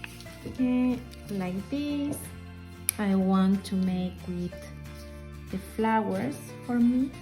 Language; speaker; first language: English; non-native, learner; Spanish